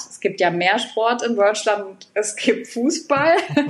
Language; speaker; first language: German; native; German